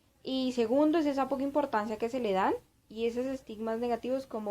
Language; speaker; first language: Spanish; native; Spanish